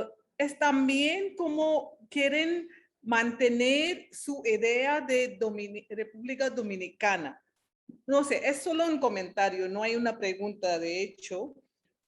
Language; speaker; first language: Spanish; non-native, fluent; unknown